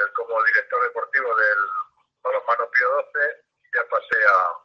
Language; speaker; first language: Spanish; native; Spanish